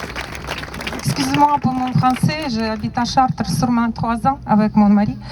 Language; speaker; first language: French; non-native, fluent; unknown